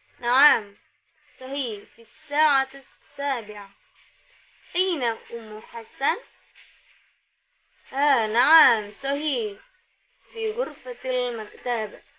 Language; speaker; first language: Arabic; non-native, learner; Indonesian